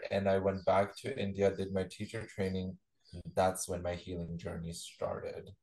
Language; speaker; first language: English; non-native, local second language; Punjabi